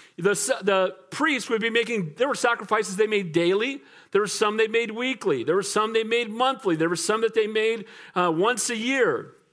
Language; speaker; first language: English; native; English